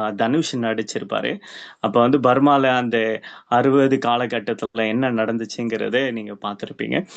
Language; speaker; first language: Tamil; early bilingual, heritage; Tamil